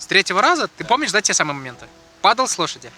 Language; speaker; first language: Russian; native; Russian